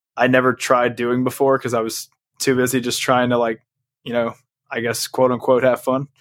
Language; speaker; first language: English; native; English